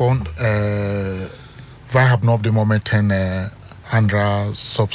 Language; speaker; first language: Dutch; non-native, learner; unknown